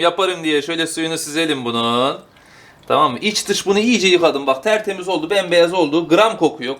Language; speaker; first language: Turkish; native; Turkish